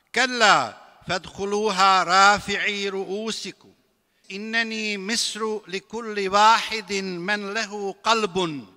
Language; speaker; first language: Arabic; non-native, fluent; Bosnian